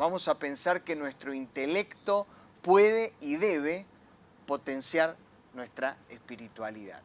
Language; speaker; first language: Spanish; native; Spanish